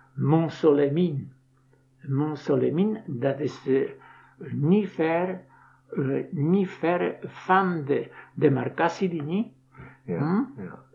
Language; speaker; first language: Dutch; non-native, fluent; Polish